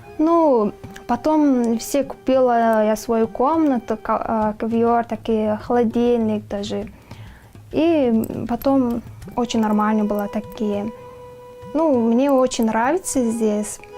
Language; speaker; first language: Russian; non-native, learner; Turkmen